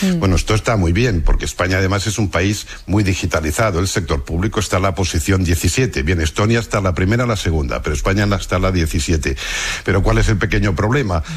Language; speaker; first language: Spanish; non-native, local second language; Catalan